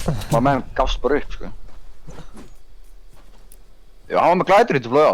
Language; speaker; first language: Icelandic; native; Icelandic